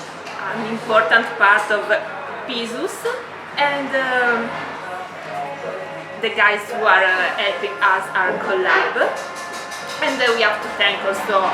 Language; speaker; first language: English; non-native, fluent; Italian